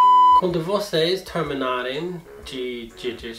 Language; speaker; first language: Portuguese; non-native, fluent; English